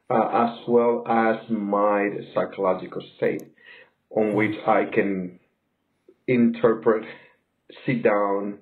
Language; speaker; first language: English; native; English